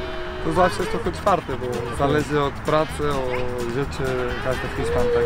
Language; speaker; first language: Polish; non-native, learner; Spanish